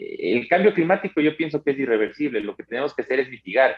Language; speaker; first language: Spanish; native; Spanish